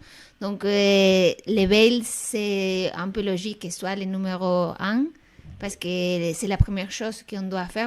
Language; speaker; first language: French; non-native, fluent; Spanish